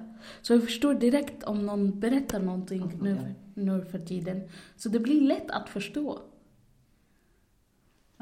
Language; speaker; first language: Swedish; non-native, learner; Arabic